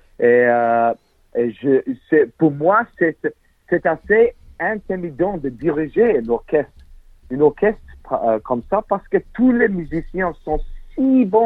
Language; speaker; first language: French; non-native, learner; English